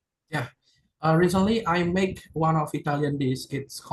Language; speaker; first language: English; non-native, learner; Indonesian